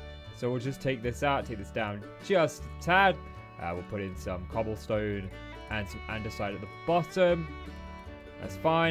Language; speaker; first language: English; native; English